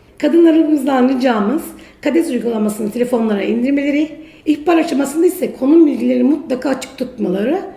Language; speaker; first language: Turkish; native; Turkish